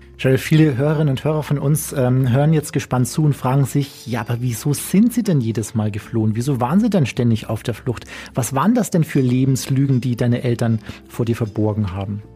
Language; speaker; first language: German; native; German